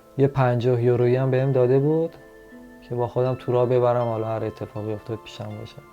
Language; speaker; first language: Persian; non-native, local second language; Azerbaijani